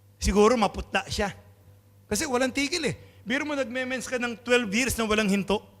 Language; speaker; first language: Filipino; non-native, local second language; Pampanga